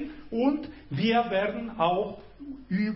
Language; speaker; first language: German; non-native, fluent; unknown